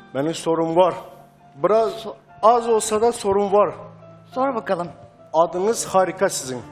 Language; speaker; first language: Turkish; non-native, learner; Turkmen